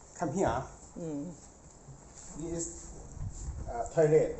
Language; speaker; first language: English; non-native, learner; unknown